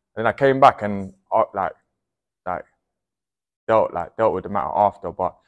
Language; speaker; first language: English; native; English